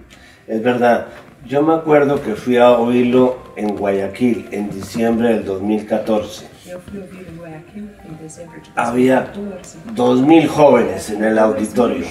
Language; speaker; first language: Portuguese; non-native, learner; Spanish